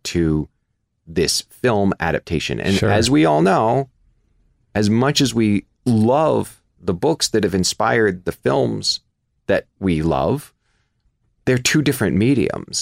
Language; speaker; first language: English; native; English